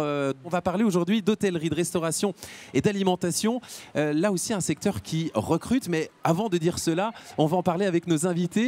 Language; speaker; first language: French; native; French